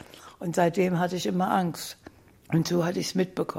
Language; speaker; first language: German; native; German